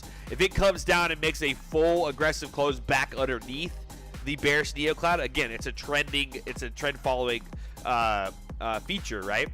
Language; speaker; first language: English; native; English